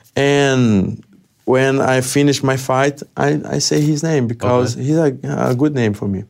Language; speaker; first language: English; non-native, learner; Portuguese